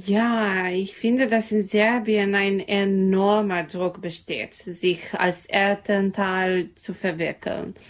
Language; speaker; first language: German; non-native, learner; Serbian